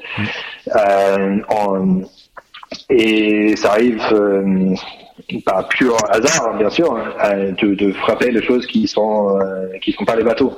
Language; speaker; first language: French; non-native, fluent; English